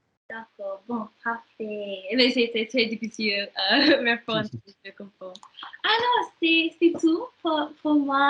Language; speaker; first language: French; non-native, learner; English